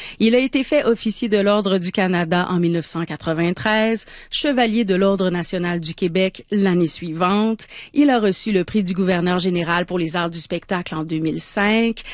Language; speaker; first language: French; native; French